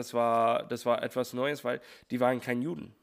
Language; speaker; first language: German; non-native, learner; English